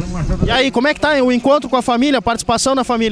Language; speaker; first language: Portuguese; native; Portuguese